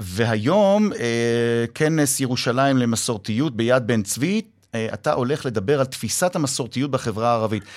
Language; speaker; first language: Hebrew; native; Hebrew